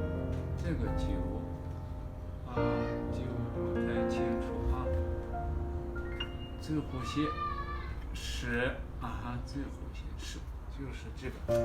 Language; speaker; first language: Chinese; non-native, fluent; Kazakh